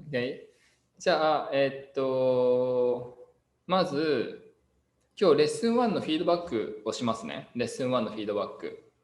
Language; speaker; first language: Japanese; non-native, fluent; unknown